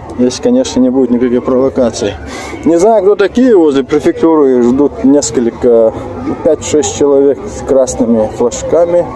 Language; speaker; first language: Russian; native; Russian